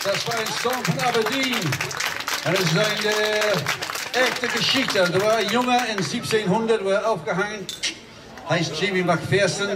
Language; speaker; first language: German; non-native, learner; English